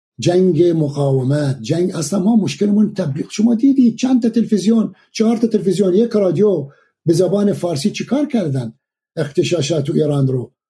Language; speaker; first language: Persian; non-native, fluent; Arabic